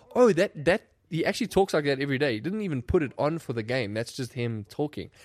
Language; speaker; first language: English; early bilingual, other home language; Lithuanian